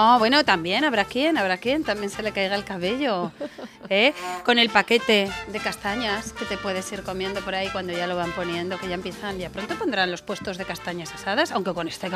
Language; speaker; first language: Spanish; native; Spanish